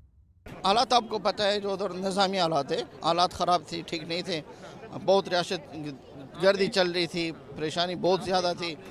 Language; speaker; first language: Hindi; non-native, fluent; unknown